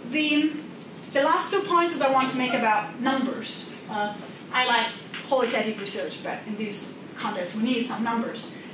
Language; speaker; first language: English; non-native, fluent; Indonesian